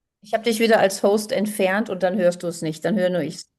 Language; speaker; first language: German; native; German